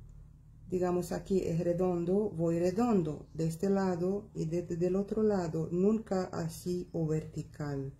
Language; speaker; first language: Spanish; non-native, fluent; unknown